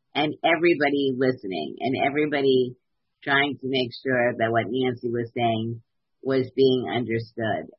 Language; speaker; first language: English; native; English